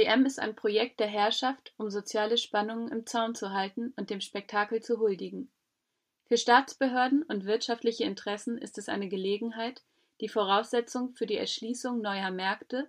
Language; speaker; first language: German; native; German